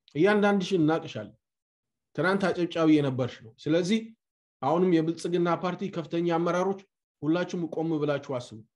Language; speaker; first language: Amharic; non-native, local second language; Tigrinya